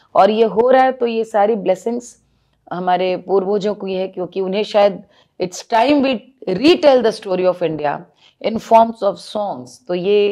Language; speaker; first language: Hindi; native; Hindi